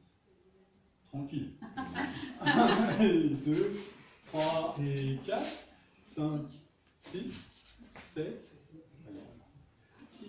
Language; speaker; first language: French; native; French